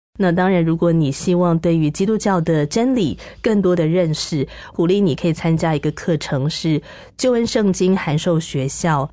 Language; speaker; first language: Chinese; native; Chinese